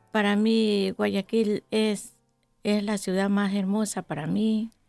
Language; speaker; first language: Spanish; native; Spanish